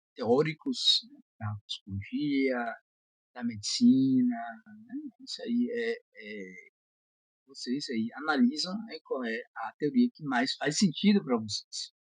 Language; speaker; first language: Portuguese; native; Portuguese